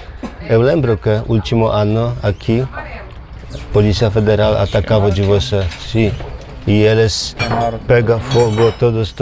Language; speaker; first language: Portuguese; non-native, learner; Polish